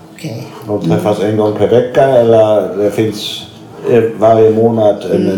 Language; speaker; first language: Swedish; non-native, learner; German